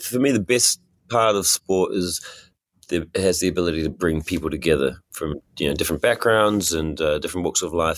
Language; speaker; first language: English; native; English